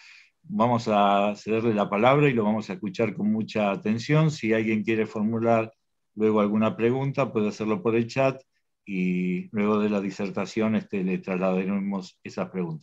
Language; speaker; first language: Spanish; native; Spanish